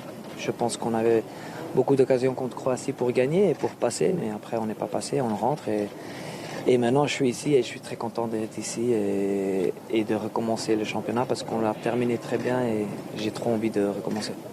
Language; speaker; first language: French; non-native, local second language; Dutch